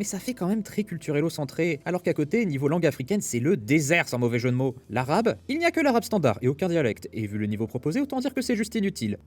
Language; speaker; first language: French; native; French